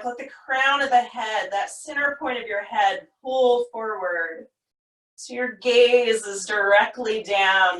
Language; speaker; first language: English; native; English